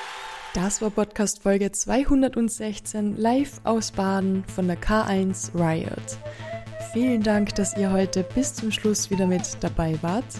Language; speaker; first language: German; native; German